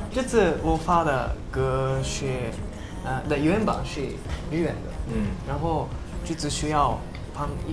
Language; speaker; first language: Chinese; non-native, learner; Japanese